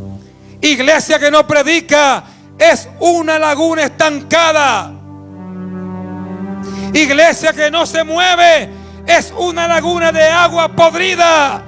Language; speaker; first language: Spanish; native; Spanish